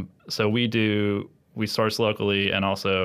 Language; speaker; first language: English; native; English